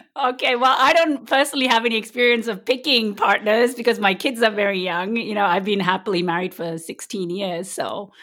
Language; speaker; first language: English; early bilingual, other home language; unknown